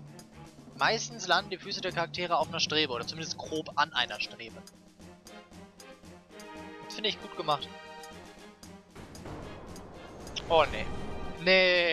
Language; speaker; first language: German; native; German